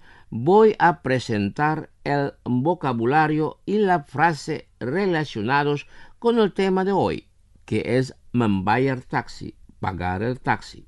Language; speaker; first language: Spanish; non-native, fluent; Indonesian